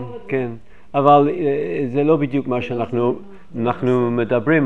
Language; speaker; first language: Hebrew; non-native, fluent; English